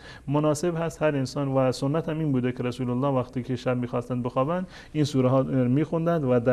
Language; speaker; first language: Persian; native; Persian